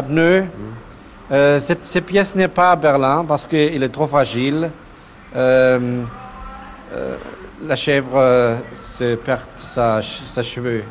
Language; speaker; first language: French; non-native, learner; German